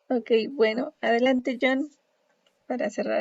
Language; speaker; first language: Spanish; native; Spanish